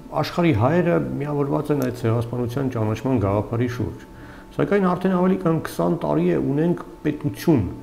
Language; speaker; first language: Armenian; native; Armenian